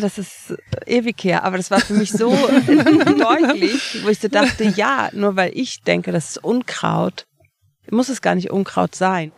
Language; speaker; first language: German; native; German